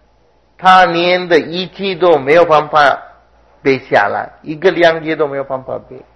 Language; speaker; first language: Chinese; non-native, fluent; Sinhala